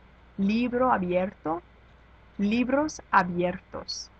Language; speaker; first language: Spanish; non-native, fluent; English